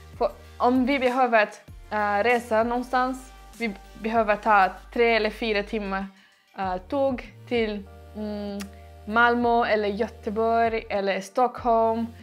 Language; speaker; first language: Swedish; non-native, learner; Portuguese